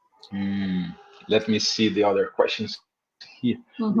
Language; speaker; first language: English; non-native, fluent; Portuguese